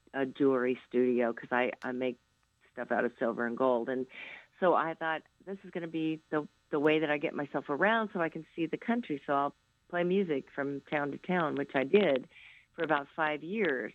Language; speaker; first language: English; native; English